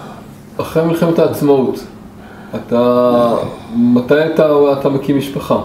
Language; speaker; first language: Hebrew; native; Hebrew